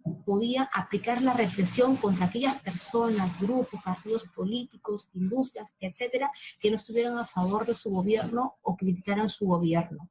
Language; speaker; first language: Spanish; native; Spanish